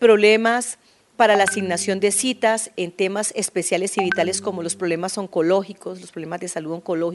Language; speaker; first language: Spanish; native; Spanish